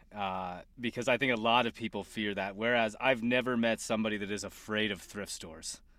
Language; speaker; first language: English; native; English